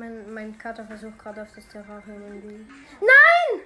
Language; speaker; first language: German; native; German